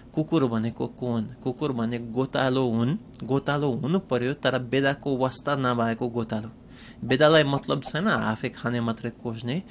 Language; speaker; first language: Nepali; non-native, fluent; English